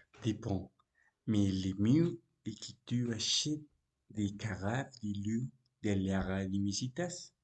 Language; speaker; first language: French; non-native, learner; Spanish